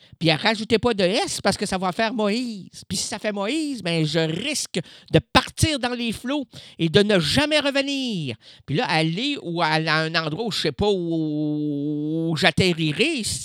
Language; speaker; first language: French; native; French